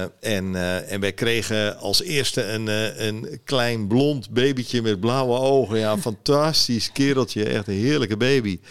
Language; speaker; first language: Dutch; early bilingual, other home language; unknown